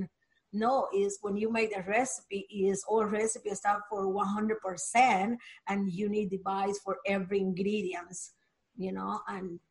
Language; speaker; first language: English; non-native, learner; Spanish